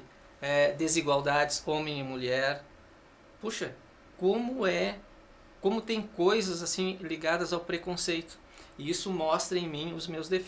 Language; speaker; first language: Portuguese; native; Portuguese